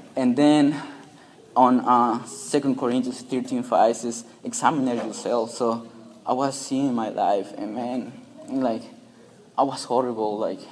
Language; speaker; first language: English; non-native, fluent; Spanish